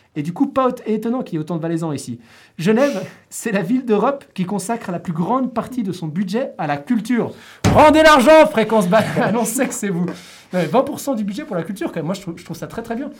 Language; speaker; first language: French; native; French